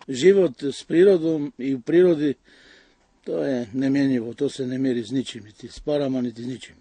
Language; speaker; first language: Croatian; native; Croatian